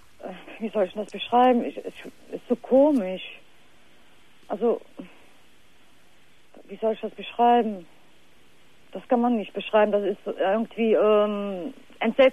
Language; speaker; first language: German; non-native, fluent; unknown